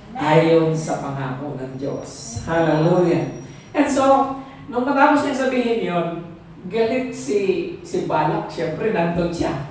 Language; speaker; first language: Filipino; native; Filipino